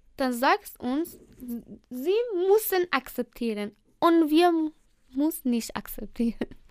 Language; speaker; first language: German; non-native, learner; Persian